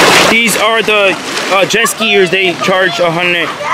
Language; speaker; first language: English; early bilingual, other home language; Spanish